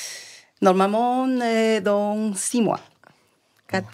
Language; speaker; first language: French; non-native, fluent; Spanish